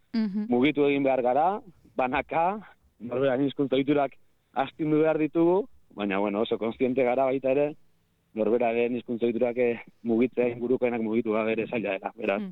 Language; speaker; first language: Basque; native; Basque